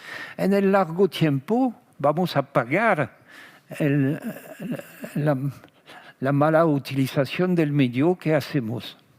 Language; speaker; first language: Spanish; non-native, fluent; French